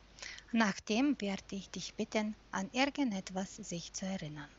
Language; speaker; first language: German; non-native, fluent; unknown